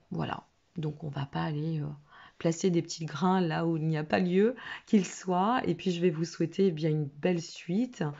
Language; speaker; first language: French; native; French